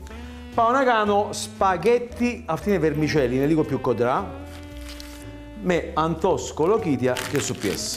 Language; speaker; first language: Greek; non-native, learner; Italian